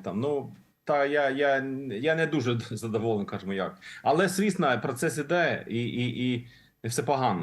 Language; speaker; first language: Ukrainian; non-native, learner; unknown